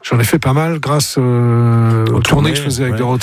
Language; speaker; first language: French; native; French